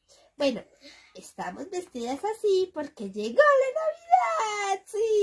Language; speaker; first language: Spanish; native; Spanish